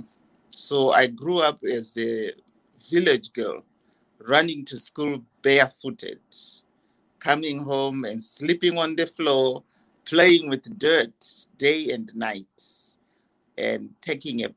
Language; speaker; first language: English; non-native, local second language; Shona